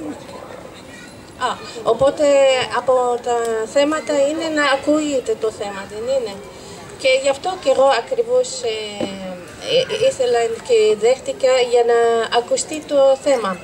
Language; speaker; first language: Greek; non-native, fluent; Arabic